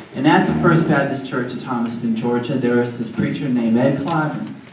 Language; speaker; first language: English; native; English